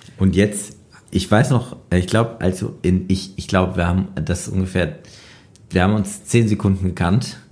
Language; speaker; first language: German; native; German